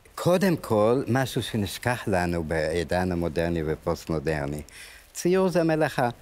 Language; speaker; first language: Hebrew; early bilingual, other home language; Arabic